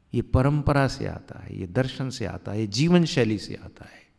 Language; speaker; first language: Hindi; native; Hindi